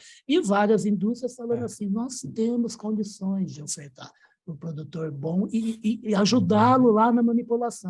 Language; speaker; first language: Portuguese; native; Portuguese